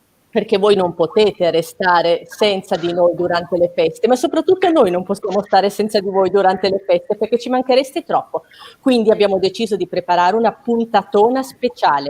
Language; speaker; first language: Italian; native; Italian